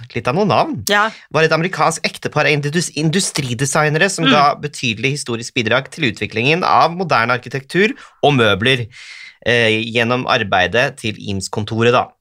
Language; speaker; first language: Norwegian; native; Norwegian